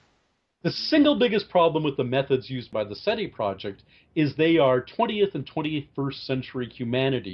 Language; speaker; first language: English; native; English